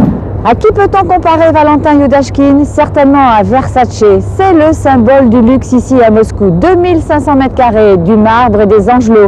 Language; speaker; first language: French; native; French